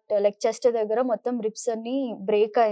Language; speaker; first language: Telugu; non-native, local second language; Kannada